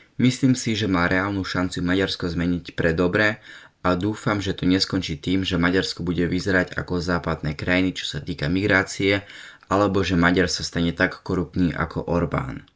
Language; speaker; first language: Slovak; early bilingual, heritage; Slovak